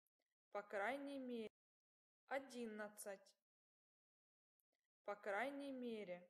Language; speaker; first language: Russian; non-native, learner; English